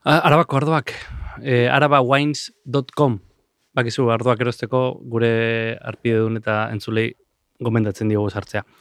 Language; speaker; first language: Basque; native; Basque